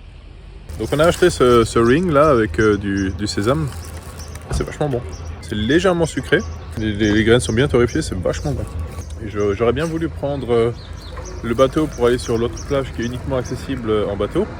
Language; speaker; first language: French; native; French